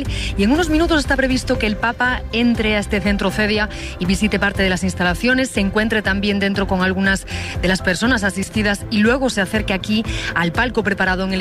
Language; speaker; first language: Spanish; native; Spanish